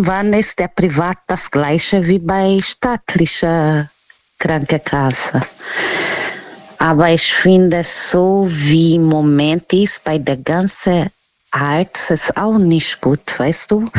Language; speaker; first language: German; non-native, learner; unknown